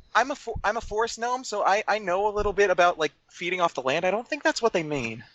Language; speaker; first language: English; native; English